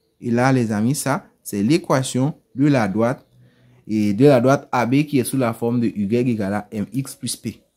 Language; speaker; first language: French; non-native, local second language; Haitian Creole